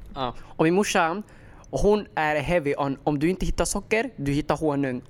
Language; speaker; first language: Swedish; early bilingual, other home language; Somali